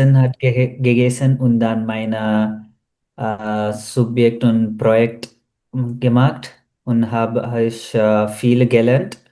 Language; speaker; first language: German; non-native, learner; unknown